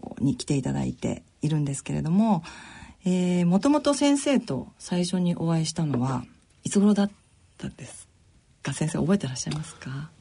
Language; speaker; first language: Japanese; native; Japanese